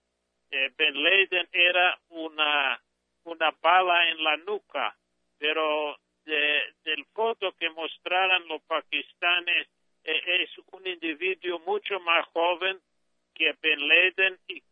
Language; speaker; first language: Spanish; non-native, fluent; English